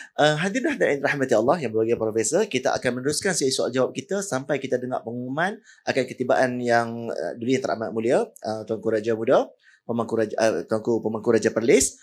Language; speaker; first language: Malay; native; Malay